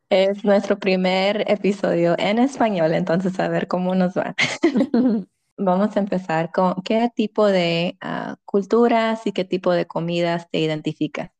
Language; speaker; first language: Spanish; early bilingual, heritage; Spanish